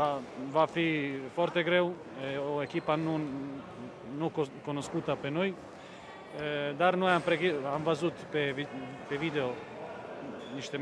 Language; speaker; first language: Romanian; non-native, fluent; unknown